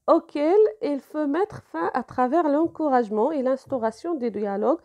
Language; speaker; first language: French; non-native, local second language; Arabic